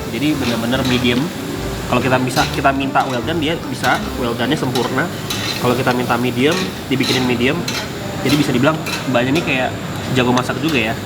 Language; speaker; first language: Indonesian; native; Indonesian